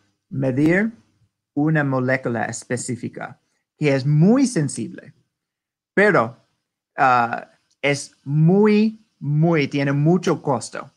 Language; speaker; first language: Spanish; non-native, learner; English